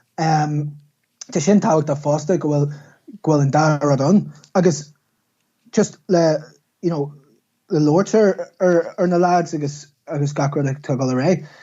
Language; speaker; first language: Irish; non-native, local second language; English